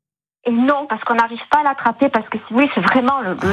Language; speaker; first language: French; native; French